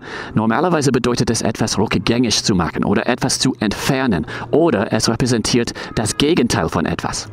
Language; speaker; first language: German; non-native, fluent; English